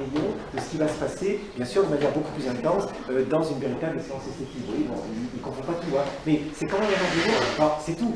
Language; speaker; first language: French; native; French